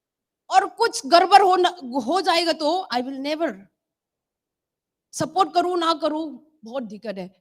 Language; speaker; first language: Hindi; non-native, local second language; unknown